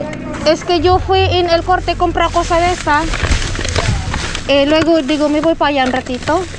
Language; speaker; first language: Spanish; non-native, learner; Filipino